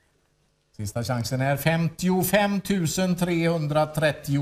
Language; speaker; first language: Swedish; native; Swedish